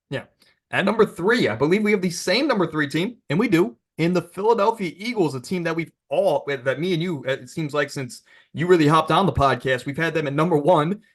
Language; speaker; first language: English; native; English